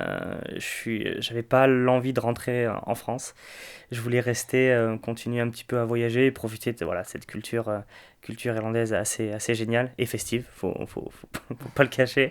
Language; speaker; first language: French; native; French